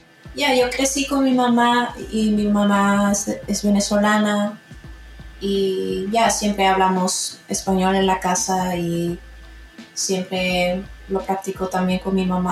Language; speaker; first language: Spanish; early bilingual, heritage; Spanish